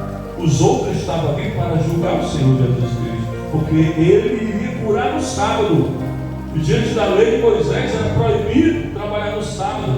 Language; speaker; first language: Portuguese; native; Portuguese